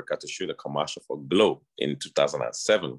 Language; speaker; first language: English; non-native, local second language; Yoruba